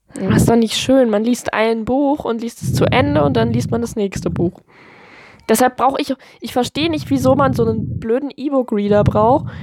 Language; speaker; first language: German; native; German